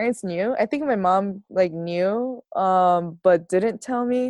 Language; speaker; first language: English; native; English